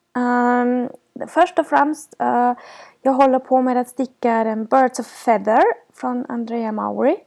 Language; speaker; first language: Swedish; non-native, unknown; German